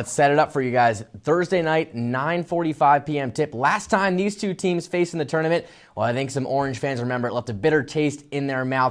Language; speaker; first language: English; native; English